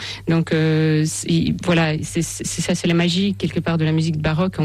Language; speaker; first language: French; non-native, fluent; Russian